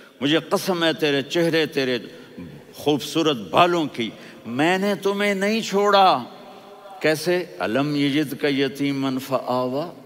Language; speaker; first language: Urdu; non-native, local second language; Punjabi